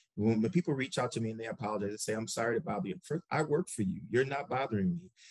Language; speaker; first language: English; native; English